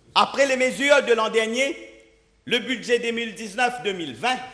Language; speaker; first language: French; non-native, local second language; Morisyen